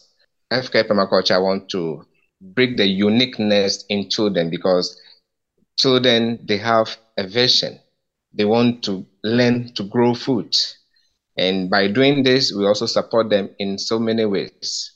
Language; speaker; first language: English; non-native, local second language; Ewe